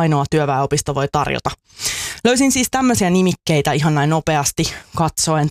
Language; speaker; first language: Finnish; native; Finnish